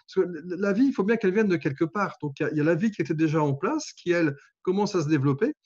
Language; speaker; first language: French; native; French